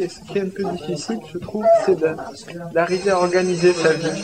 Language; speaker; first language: French; native; French